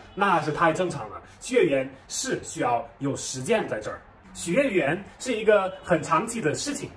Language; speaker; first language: Chinese; non-native, fluent; German